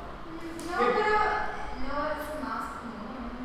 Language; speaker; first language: Spanish; non-native, learner; English